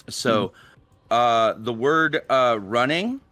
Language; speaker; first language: English; native; English